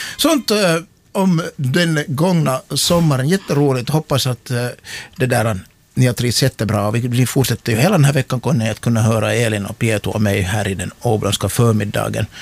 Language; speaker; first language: Swedish; native; Swedish